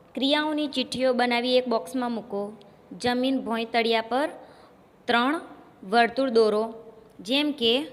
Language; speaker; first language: Hindi; non-native, local second language; Gujarati